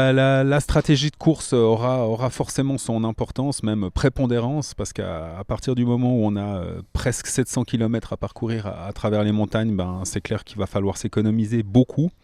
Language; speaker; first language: French; native; French